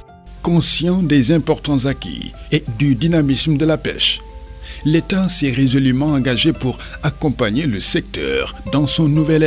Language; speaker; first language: French; non-native, local second language; Wolof